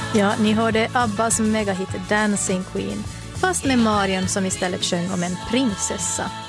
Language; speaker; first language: Swedish; native; Swedish